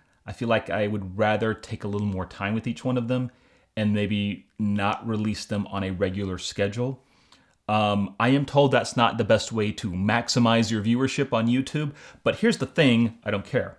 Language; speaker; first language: English; native; English